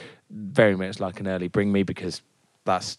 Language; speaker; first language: English; native; English